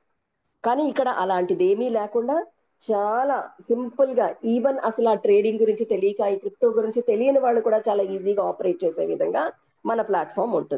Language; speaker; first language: Telugu; native; Telugu